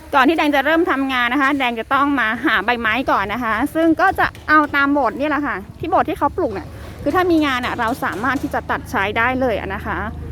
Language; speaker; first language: Thai; non-native, local second language; Karen languages